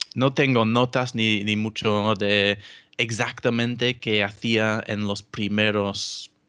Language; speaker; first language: Spanish; non-native, fluent; English